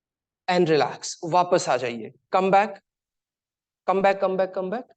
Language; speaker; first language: Hindi; native; Hindi